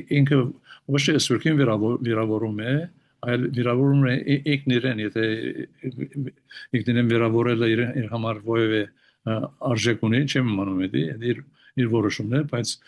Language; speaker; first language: Armenian; early bilingual, heritage; Armenian